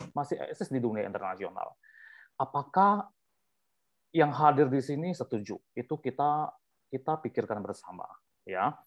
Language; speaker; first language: Indonesian; native; Indonesian